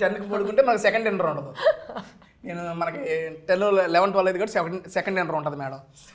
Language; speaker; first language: Telugu; native; Telugu